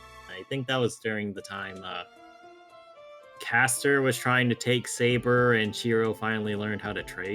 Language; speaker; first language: English; native; English